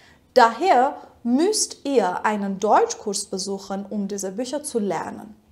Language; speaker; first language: German; non-native, fluent; Persian